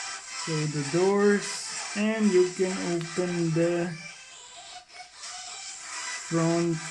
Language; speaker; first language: English; non-native, fluent; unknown